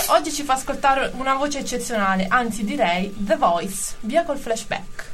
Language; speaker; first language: Italian; native; Italian